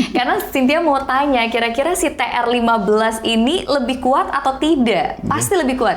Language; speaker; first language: Indonesian; native; Indonesian